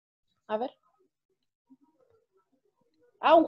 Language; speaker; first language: Spanish; native; Spanish